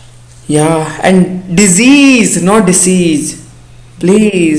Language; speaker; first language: English; non-native, local second language; Hindi